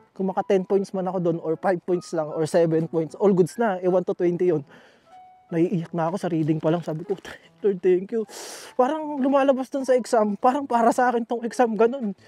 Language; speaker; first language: Filipino; native; Filipino